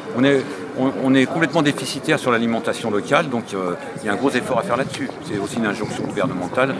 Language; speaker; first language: French; native; French